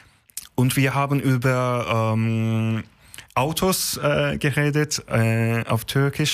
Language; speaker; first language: German; non-native, fluent; Turkish